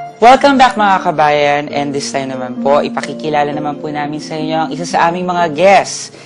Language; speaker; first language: Filipino; native; Filipino